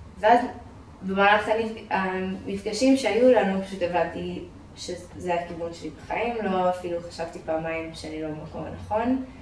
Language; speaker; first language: Hebrew; non-native, fluent; English